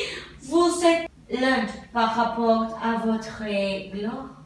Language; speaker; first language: French; non-native, learner; Spanish